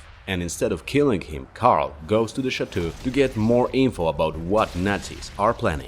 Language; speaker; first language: English; non-native, fluent; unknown